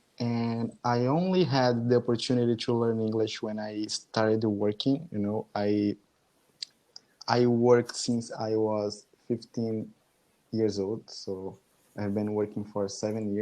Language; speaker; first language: English; non-native, fluent; Portuguese